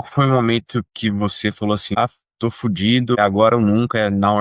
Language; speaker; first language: Portuguese; native; Portuguese